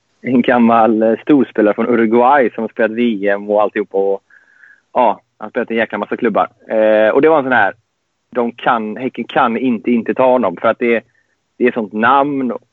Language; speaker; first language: Swedish; native; Swedish